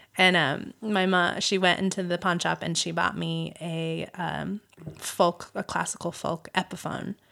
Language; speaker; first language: English; native; English